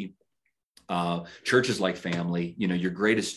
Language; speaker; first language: English; native; English